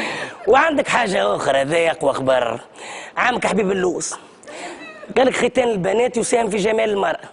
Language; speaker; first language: Arabic; native; Arabic